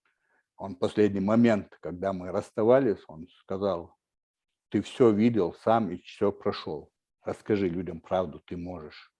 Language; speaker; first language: Russian; non-native, local second language; Chechen